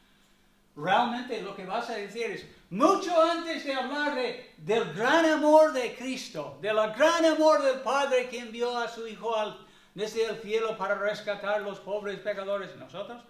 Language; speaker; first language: Spanish; non-native, fluent; English